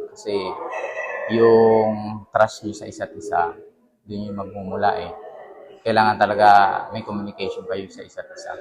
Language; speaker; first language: Filipino; native; Filipino